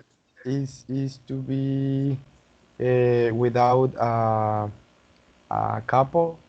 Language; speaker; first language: English; non-native, learner; Spanish